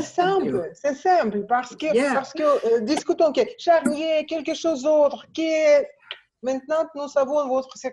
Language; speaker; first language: French; non-native, learner; Russian